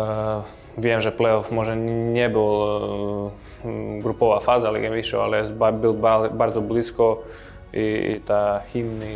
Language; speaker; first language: Polish; non-native, fluent; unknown